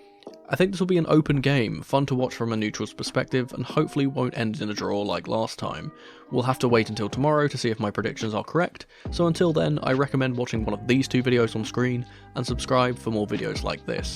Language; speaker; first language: English; native; English